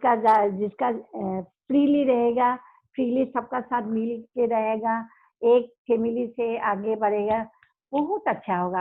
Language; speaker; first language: Hindi; non-native, local second language; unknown